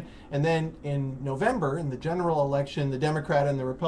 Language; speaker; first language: English; native; English